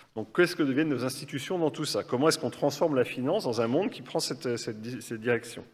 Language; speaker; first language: French; native; French